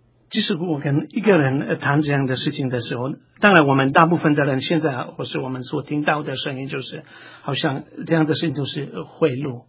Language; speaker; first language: Chinese; non-native, fluent; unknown